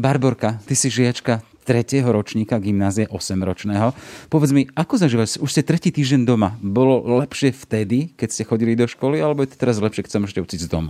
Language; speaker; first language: Slovak; native; Slovak